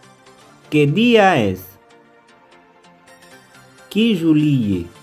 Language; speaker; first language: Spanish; non-native, learner; Haitian Creole